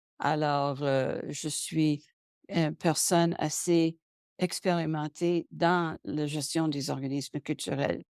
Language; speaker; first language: French; non-native, local second language; English